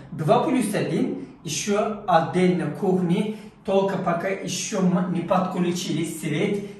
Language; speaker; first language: Russian; non-native, learner; Turkish